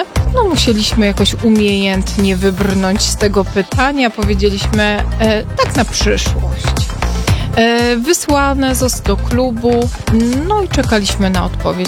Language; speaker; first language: Polish; native; Polish